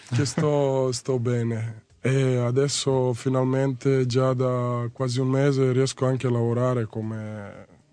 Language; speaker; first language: Italian; non-native, fluent; Serbian